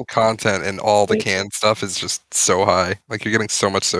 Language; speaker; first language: English; native; English